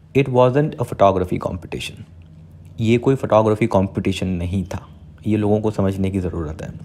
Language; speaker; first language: Hindi; non-native, local second language; Gujarati